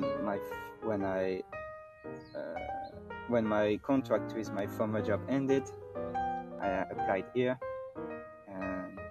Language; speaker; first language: English; non-native, fluent; French